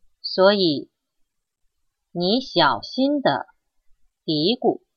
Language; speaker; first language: Chinese; non-native, learner; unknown